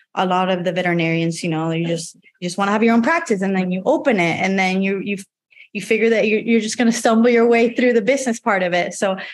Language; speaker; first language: English; non-native, fluent; Spanish